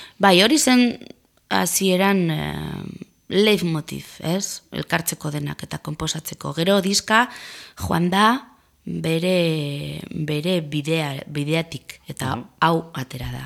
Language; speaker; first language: Basque; non-native, local second language; Spanish